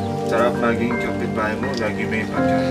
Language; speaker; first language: Filipino; non-native, learner; Arabic